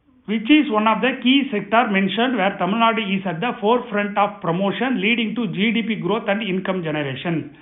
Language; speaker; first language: English; non-native, local second language; Tamil